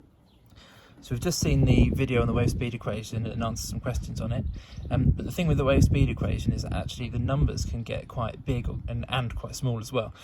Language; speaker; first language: English; native; English